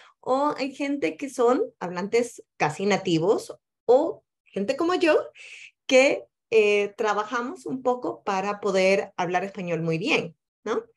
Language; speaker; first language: Spanish; early bilingual, heritage; Spanish